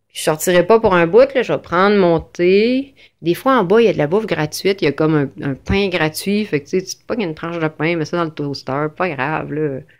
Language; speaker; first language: French; native; French